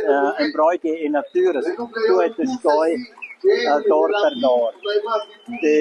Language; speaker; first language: Albanian; non-native, learner; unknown